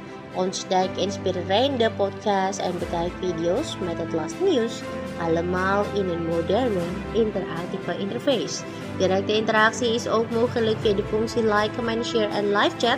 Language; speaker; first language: Dutch; non-native, fluent; Indonesian